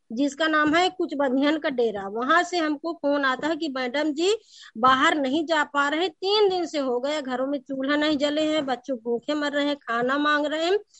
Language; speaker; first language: Hindi; native; Hindi